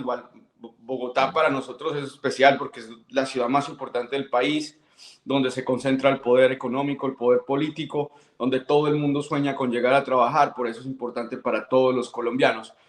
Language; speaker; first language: Spanish; native; Spanish